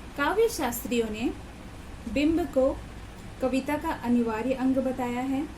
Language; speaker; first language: Hindi; native; Hindi